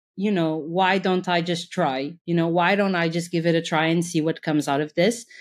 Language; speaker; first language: English; non-native, fluent; Portuguese